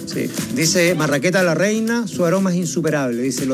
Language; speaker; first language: Spanish; native; Spanish